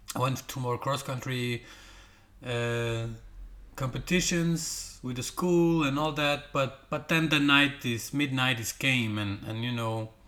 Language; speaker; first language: English; non-native, fluent; Portuguese